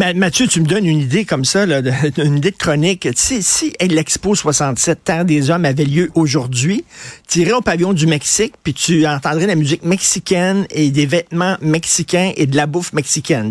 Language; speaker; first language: French; native; French